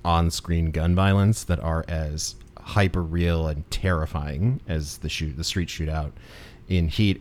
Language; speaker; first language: English; native; English